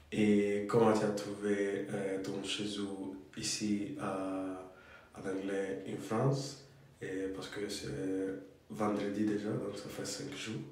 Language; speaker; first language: French; non-native, fluent; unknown